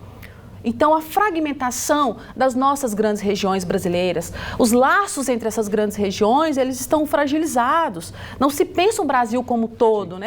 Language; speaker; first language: Portuguese; native; Portuguese